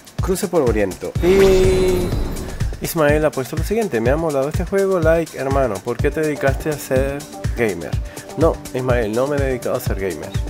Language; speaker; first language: Spanish; native; Spanish